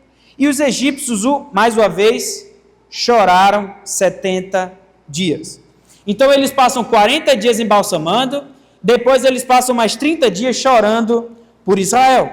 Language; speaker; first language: Portuguese; native; Portuguese